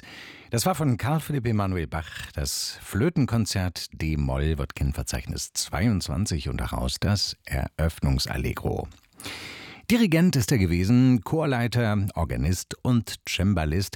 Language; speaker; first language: German; native; German